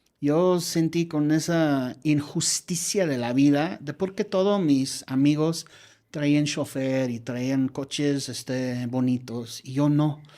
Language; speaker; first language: Spanish; non-native, fluent; English